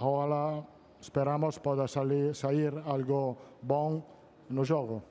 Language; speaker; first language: Portuguese; non-native, learner; Italian